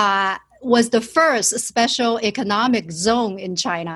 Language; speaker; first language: English; non-native, fluent; Chinese